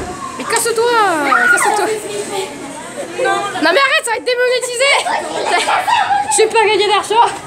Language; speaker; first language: French; native; French